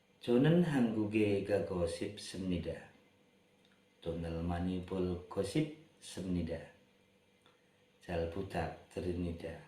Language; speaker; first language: Korean; non-native, learner; Indonesian